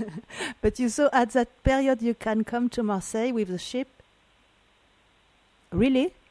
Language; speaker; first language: English; non-native, learner; French